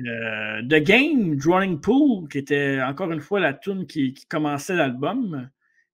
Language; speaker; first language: French; native; French